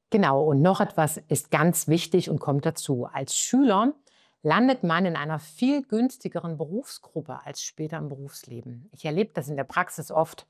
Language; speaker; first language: German; native; German